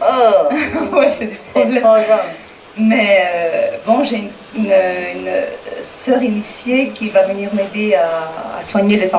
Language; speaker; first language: French; non-native, learner; Spanish